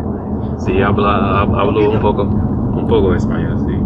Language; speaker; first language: Spanish; non-native, learner; English